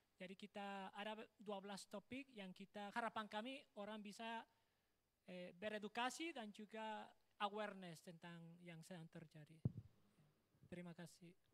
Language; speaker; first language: Indonesian; non-native, fluent; Spanish